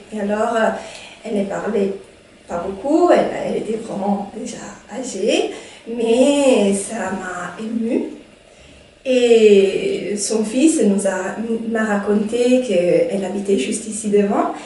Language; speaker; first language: French; non-native, fluent; Italian